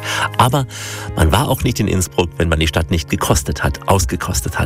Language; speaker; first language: German; native; German